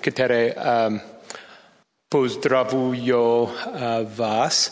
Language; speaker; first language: Czech; non-native, learner; English